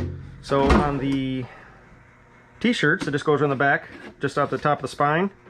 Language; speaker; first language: English; native; English